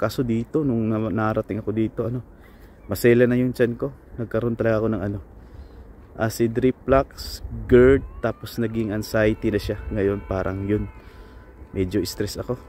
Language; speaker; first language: Filipino; native; Filipino